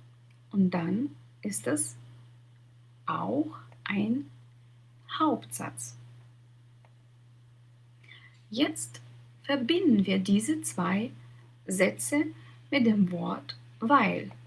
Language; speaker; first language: German; non-native, fluent; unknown